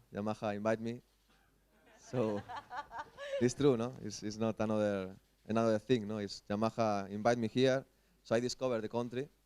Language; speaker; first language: English; non-native, fluent; Spanish